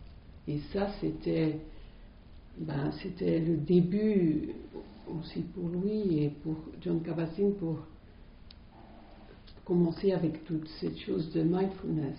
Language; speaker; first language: French; non-native, fluent; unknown